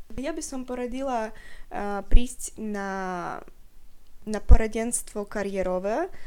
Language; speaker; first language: Slovak; non-native, fluent; Russian